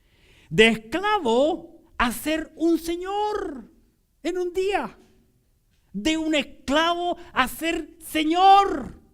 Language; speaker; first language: Spanish; native; Spanish